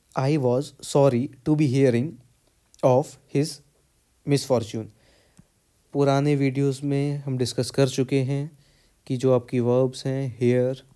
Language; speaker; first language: Hindi; native; Hindi